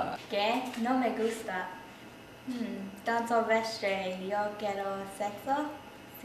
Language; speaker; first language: Spanish; non-native, learner; English